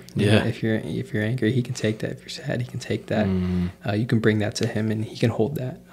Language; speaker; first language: English; native; English